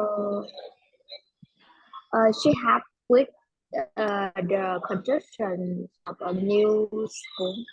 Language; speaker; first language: English; non-native, learner; Vietnamese